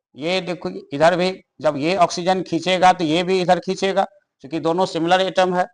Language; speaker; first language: Hindi; native; Hindi